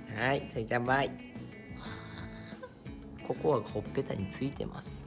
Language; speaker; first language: Japanese; native; Japanese